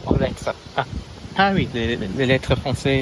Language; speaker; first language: French; non-native, fluent; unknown